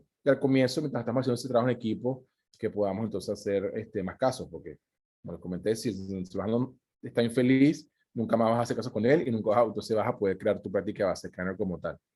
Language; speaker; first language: Spanish; native; Spanish